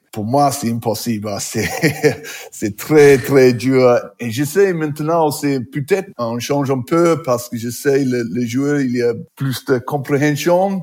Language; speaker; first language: French; non-native, learner; English